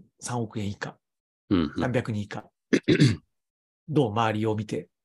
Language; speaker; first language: Japanese; native; Japanese